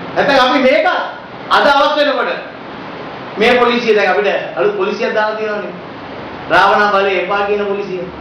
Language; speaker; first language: Sinhala; non-native, local second language; Tamil